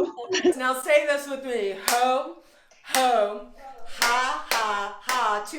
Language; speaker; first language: English; native; English